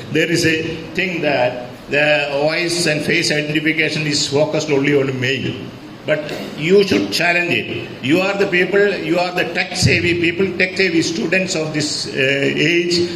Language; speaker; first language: English; non-native, local second language; Malayalam